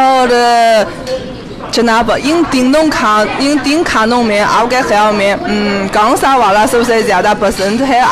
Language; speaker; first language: Hindi; non-native, fluent; Chinese